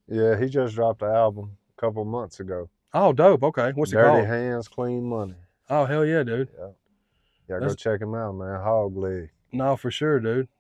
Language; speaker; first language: English; native; English